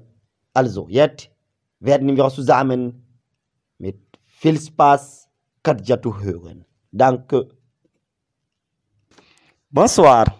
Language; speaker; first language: German; non-native, learner; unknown